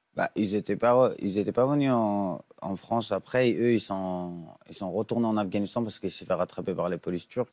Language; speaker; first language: French; non-native, fluent; Persian